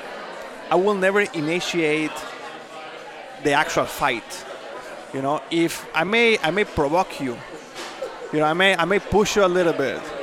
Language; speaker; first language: English; non-native, fluent; Spanish